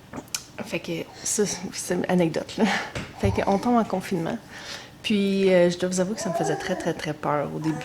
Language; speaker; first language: French; native; French